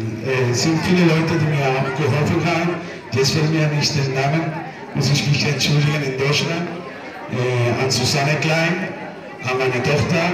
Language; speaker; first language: German; non-native, learner; Spanish